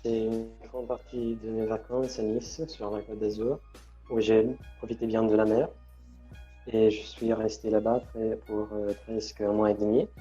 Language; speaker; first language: French; non-native, fluent; Italian